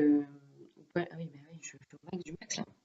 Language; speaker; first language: French; native; French